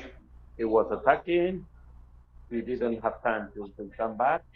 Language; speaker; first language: English; non-native, fluent; Spanish